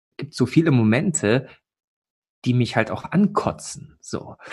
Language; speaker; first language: German; native; German